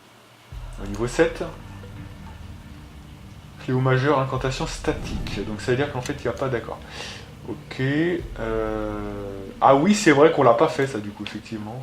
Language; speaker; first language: French; native; French